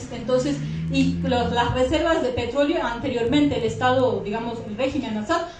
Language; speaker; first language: Spanish; non-native, fluent; Kurdish